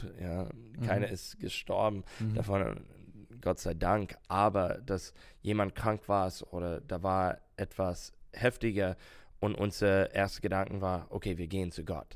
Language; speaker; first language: German; non-native, learner; English